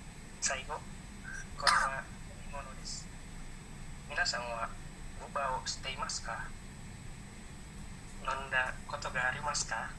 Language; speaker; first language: Japanese; non-native, learner; Indonesian